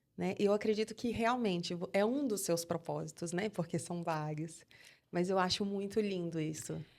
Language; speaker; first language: Portuguese; native; Portuguese